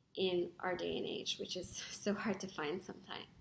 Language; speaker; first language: English; non-native, local second language; Filipino